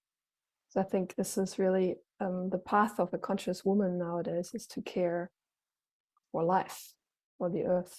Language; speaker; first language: English; non-native, fluent; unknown